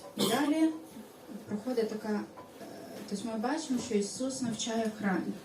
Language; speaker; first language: Ukrainian; non-native, local second language; Russian